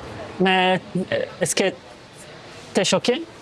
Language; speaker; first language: French; non-native, fluent; Portuguese